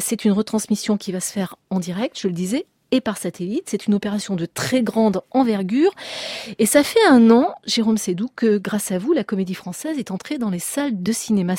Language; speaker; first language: French; native; French